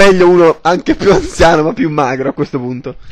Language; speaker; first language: Italian; native; Italian